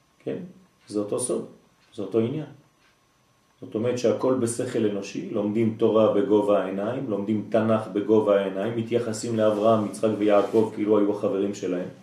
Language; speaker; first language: Hebrew; non-native, fluent; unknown